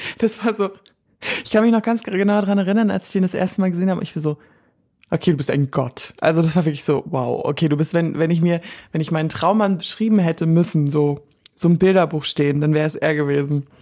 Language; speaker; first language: German; native; German